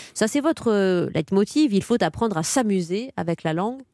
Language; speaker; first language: French; native; French